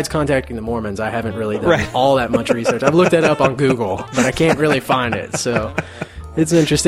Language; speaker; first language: English; native; English